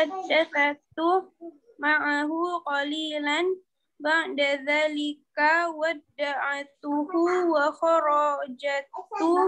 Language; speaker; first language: Arabic; non-native, learner; Indonesian